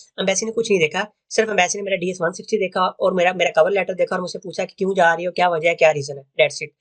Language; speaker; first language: Urdu; non-native, local second language; Punjabi